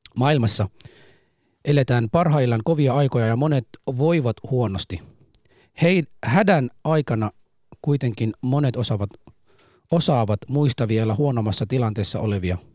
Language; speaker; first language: Finnish; early bilingual, other home language; Somali